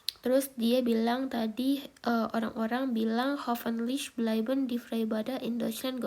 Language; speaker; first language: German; non-native, fluent; Indonesian